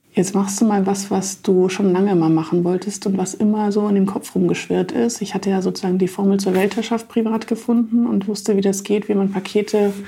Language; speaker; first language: German; native; German